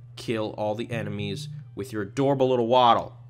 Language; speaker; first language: English; native; English